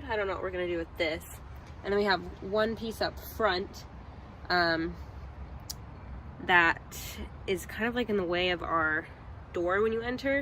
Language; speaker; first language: English; native; English